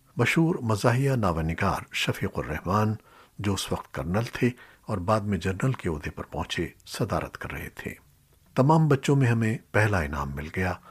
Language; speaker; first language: Urdu; native; Urdu